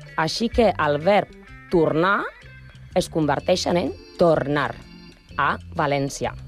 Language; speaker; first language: Catalan; non-native, learner; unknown